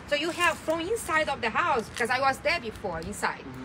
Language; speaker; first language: English; non-native, fluent; Portuguese